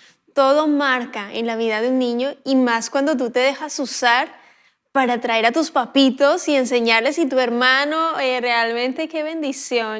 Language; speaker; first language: Spanish; native; Spanish